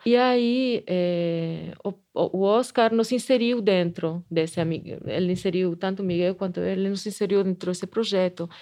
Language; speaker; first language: Portuguese; non-native, fluent; Spanish